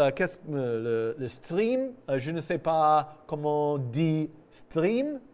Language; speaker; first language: French; non-native, learner; English